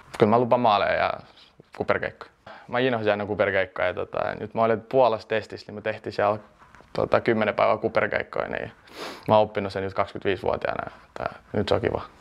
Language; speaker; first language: Finnish; early bilingual, other home language; Russian